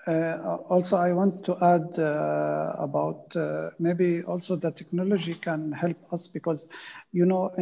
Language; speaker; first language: English; non-native, fluent; Arabic